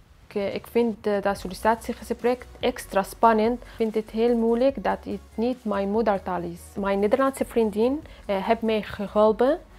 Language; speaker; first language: Dutch; non-native, learner; Arabic